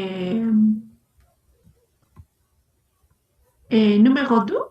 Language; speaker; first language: French; non-native, learner; Spanish